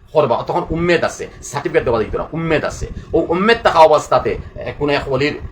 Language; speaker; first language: Bangla; non-native, local second language; Sylheti